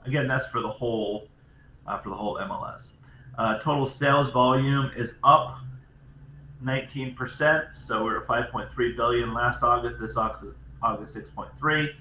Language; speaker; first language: English; native; English